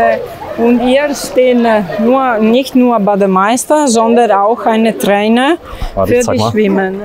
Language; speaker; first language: German; non-native, learner; Italian